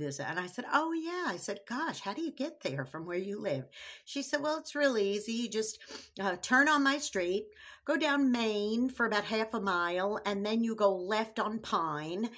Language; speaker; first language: English; native; English